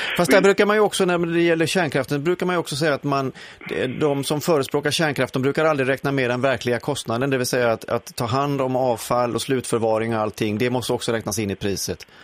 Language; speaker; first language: Swedish; native; Swedish